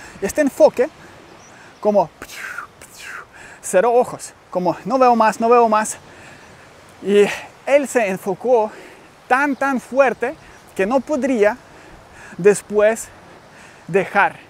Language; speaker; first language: Spanish; non-native, learner; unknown